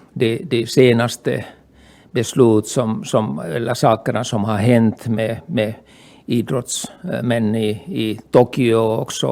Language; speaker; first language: Swedish; non-native, local second language; Finnish